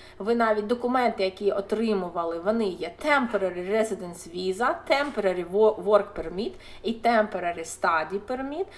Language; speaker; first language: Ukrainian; non-native, local second language; Russian